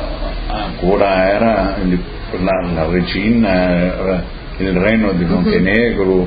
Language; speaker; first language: Italian; early bilingual, heritage; Portuguese